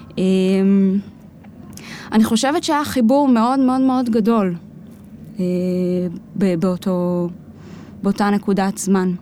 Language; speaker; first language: Hebrew; native; Hebrew